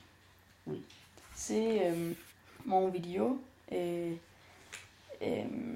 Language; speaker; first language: French; non-native, learner; Danish